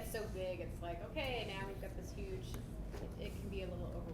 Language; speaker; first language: English; native; English